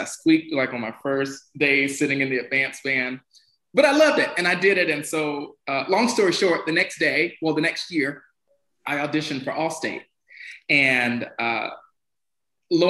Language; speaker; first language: English; native; English